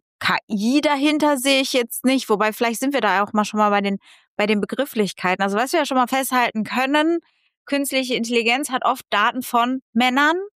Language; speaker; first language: German; early bilingual, other home language; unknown